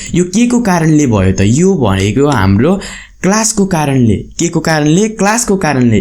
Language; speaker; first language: Nepali; non-native, local second language; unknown